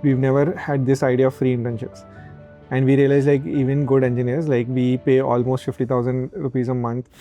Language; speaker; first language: English; native; English